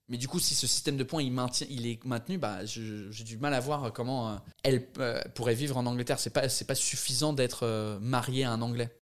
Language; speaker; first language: French; non-native, fluent; English